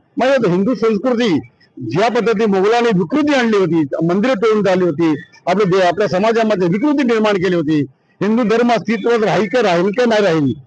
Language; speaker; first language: Marathi; non-native, local second language; Hindi